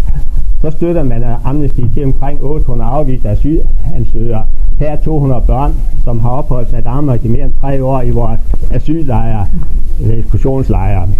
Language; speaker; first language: Danish; native; Danish